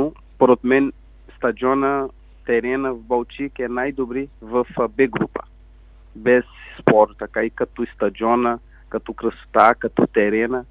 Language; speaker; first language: Bulgarian; non-native, learner; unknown